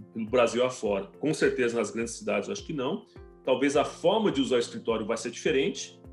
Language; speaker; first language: Portuguese; early bilingual, other home language; Chinese